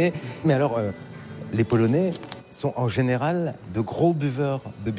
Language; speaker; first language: French; native; French